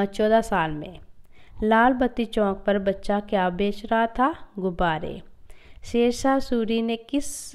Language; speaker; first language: Hindi; non-native, local second language; Punjabi